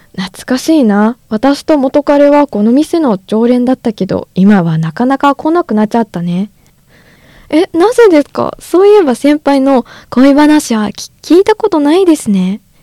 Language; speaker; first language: Japanese; non-native, fluent; Chinese